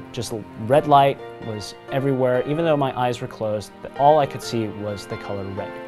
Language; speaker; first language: English; native; English